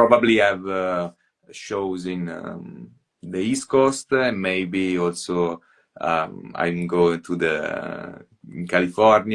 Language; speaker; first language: English; non-native, fluent; Italian